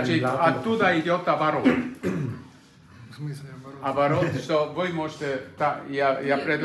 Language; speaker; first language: Russian; non-native, fluent; German